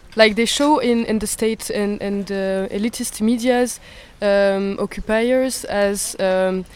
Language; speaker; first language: English; non-native, fluent; French